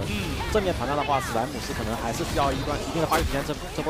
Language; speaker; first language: Chinese; native; Chinese